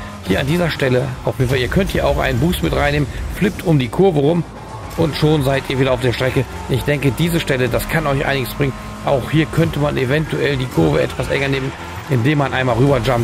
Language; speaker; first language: German; native; German